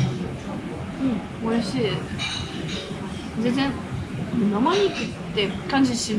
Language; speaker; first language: Japanese; non-native, fluent; Russian